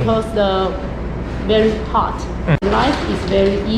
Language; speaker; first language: English; non-native, learner; Chinese